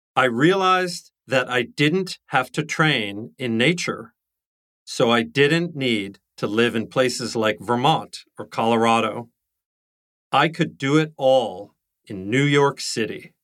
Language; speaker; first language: English; native; English